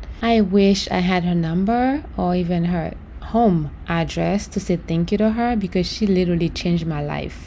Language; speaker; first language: English; non-native, fluent; Haitian Creole